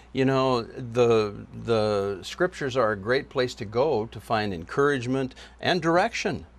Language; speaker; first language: English; native; English